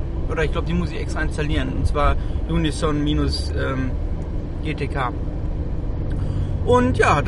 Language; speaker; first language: German; native; German